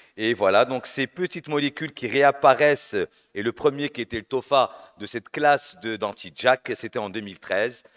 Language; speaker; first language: French; non-native, local second language; Arabic